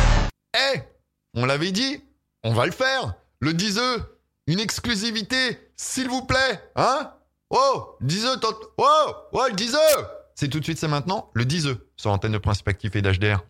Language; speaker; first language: French; native; French